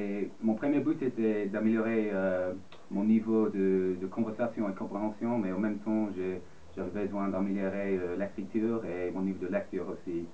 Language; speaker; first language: French; non-native, fluent; English